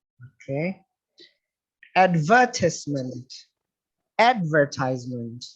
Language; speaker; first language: English; non-native, fluent; Indonesian